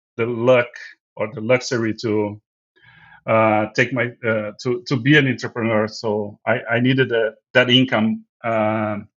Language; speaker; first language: English; non-native, fluent; Portuguese